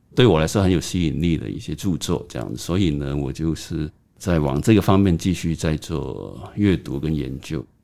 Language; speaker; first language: Chinese; native; Chinese